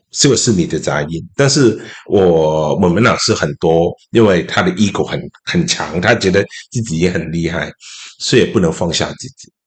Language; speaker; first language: Chinese; non-native, local second language; Cantonese